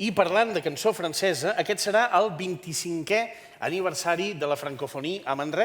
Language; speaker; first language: Catalan; native; Catalan